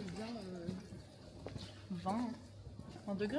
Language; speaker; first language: French; native; French